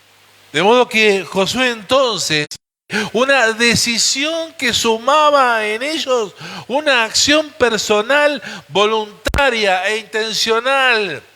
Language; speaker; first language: Spanish; native; Spanish